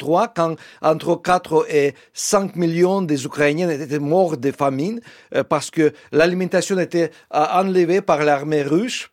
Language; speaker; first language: French; non-native, fluent; Russian